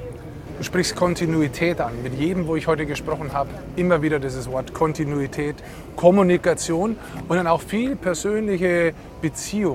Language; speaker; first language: German; native; German